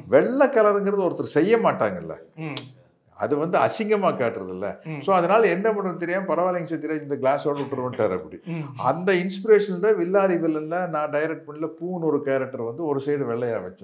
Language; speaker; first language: Tamil; native; Tamil